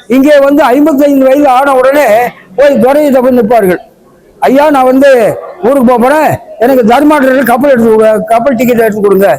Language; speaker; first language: Tamil; early bilingual, heritage; Tamil